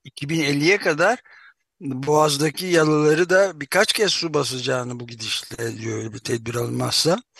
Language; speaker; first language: Turkish; native; Turkish